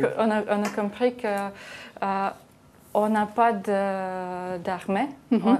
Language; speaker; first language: French; non-native, learner; Ukrainian